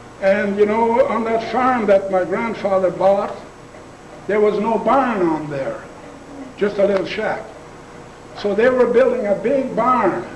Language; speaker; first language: English; non-native, local second language; Plautdietsch